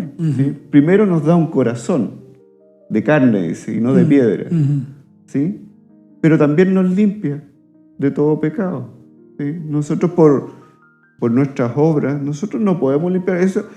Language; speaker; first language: Spanish; native; Spanish